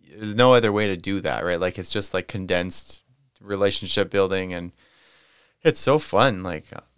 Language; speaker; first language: English; native; English